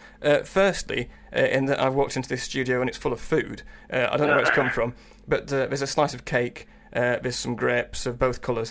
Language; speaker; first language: English; native; English